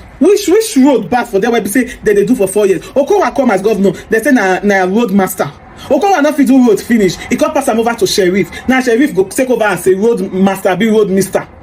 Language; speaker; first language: Nigerian Pidgin; native; Nigerian Pidgin